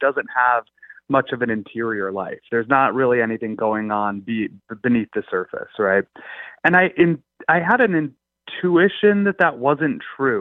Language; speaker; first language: English; native; English